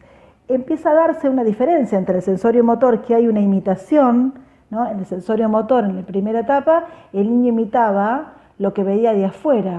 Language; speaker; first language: Spanish; native; Spanish